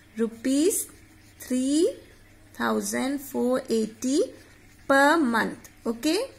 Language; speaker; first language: English; non-native, local second language; Marathi